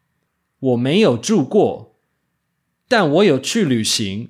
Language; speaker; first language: Chinese; non-native, learner; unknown